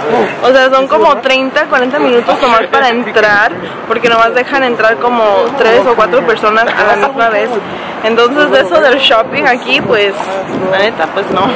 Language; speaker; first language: Spanish; early bilingual, heritage; Spanish